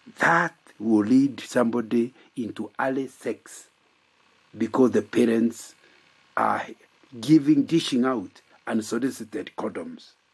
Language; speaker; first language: English; non-native, local second language; Kikuyu